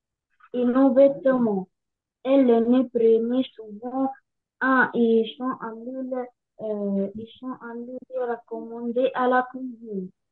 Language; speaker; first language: French; non-native, learner; Arabic